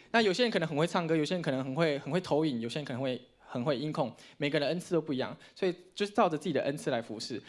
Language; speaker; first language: Chinese; native; Chinese